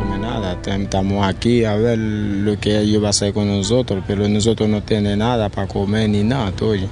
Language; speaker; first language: Portuguese; non-native, learner; Haitian Creole